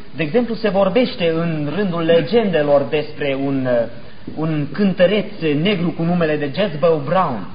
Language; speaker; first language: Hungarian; native; Hungarian